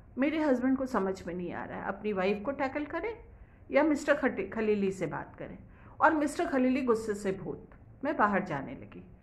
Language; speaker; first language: Hindi; native; Hindi